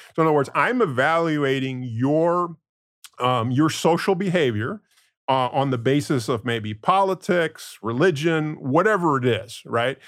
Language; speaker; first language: English; non-native, fluent; Spanish